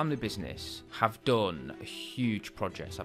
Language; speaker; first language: English; native; English